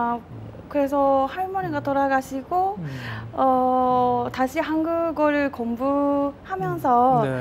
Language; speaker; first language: Korean; non-native, fluent; Japanese